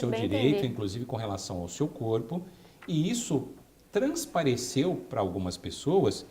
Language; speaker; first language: Portuguese; native; Portuguese